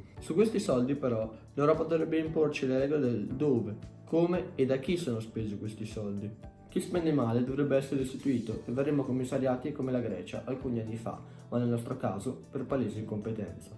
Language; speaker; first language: Italian; native; Italian